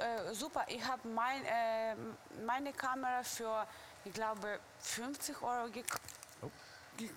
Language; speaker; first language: German; non-native, fluent; Russian